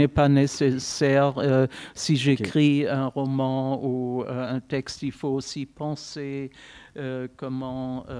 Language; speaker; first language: French; non-native, fluent; German